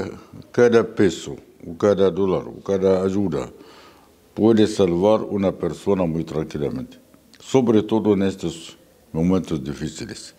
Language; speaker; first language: Spanish; non-native, fluent; Arabic